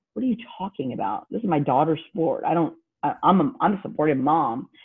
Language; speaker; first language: English; native; English